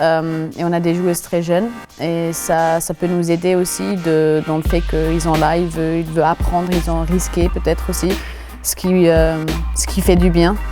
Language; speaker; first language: French; non-native, local second language; German